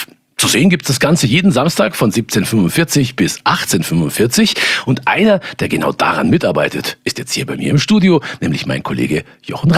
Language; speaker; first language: German; native; German